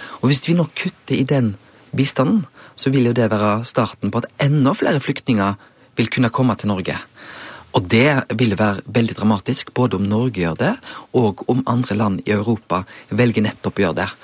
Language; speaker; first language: Norwegian; native; Norwegian